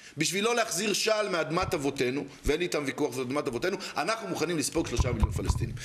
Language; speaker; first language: Hebrew; native; Hebrew